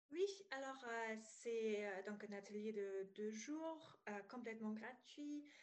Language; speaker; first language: French; non-native, fluent; German